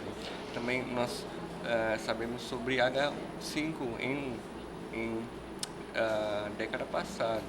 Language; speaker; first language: Portuguese; non-native, learner; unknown